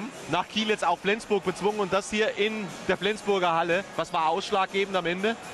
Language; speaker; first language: German; native; German